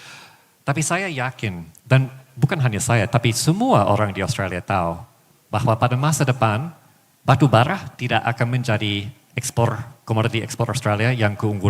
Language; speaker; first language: Indonesian; non-native, fluent; English